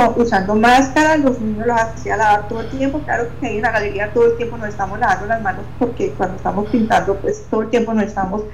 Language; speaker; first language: Spanish; native; Spanish